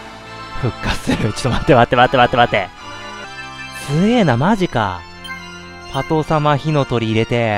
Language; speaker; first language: Japanese; native; Japanese